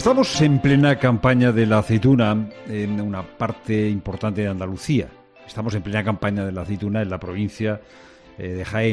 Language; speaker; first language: Spanish; native; Spanish